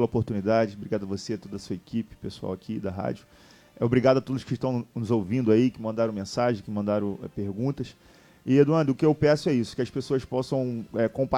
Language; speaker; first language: Portuguese; native; Portuguese